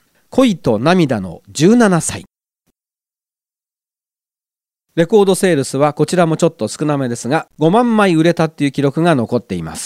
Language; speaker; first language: Japanese; native; Japanese